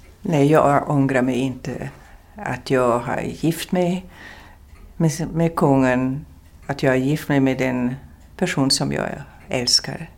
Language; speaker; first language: Swedish; non-native, fluent; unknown